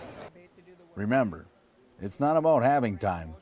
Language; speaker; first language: English; native; English